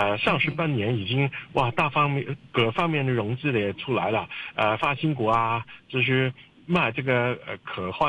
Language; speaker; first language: Chinese; non-native, local second language; Cantonese